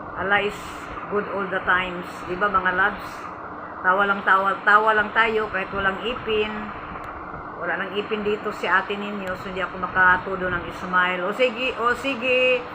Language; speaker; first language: Filipino; non-native, local second language; Cebuano